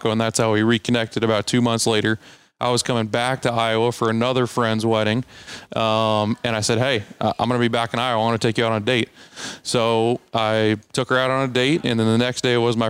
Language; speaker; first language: English; native; English